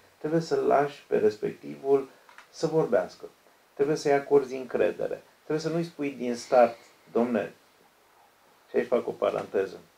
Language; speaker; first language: Romanian; native; Romanian